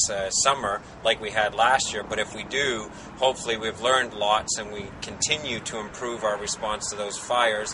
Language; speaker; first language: English; native; English